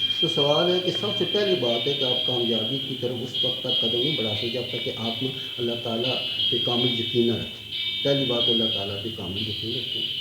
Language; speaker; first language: Urdu; non-native, local second language; Punjabi